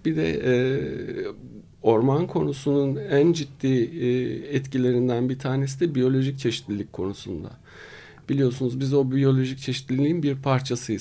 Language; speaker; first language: Turkish; native; Turkish